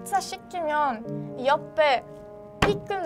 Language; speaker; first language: Korean; non-native, learner; Italian